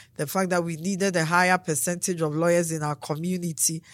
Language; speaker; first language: English; non-native, local second language; Akan